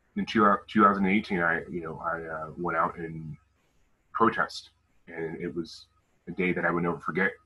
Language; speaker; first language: English; native; English